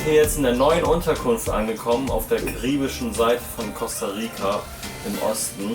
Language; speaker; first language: German; native; German